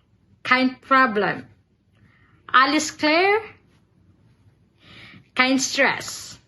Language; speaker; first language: German; non-native, learner; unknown